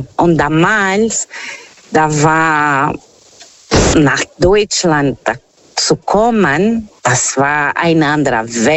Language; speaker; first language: German; non-native, fluent; Portuguese